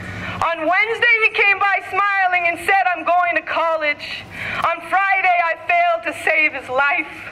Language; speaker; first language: English; native; English